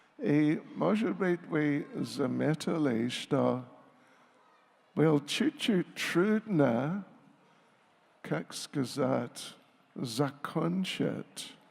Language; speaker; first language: Russian; non-native, learner; English